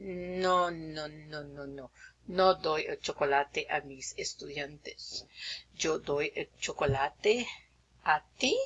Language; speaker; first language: Spanish; non-native, fluent; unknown